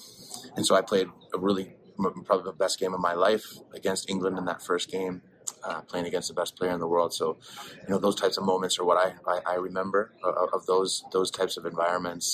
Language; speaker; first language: English; native; English